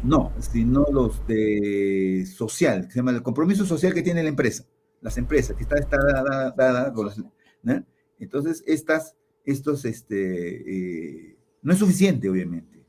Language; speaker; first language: Spanish; native; Spanish